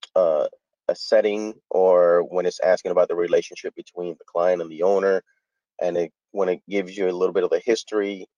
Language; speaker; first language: English; early bilingual, other home language; Spanish